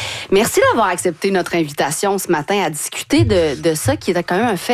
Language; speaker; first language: French; native; French